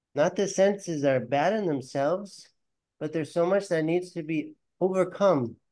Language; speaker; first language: English; native; English